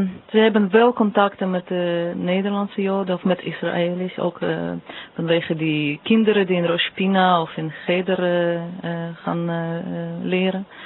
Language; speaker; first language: Dutch; non-native, fluent; Russian